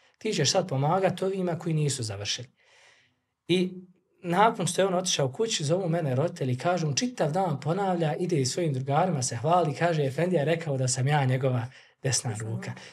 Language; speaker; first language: Bosnian; native; Bosnian